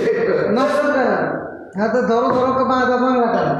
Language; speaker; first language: Hindi; non-native, learner; Bangla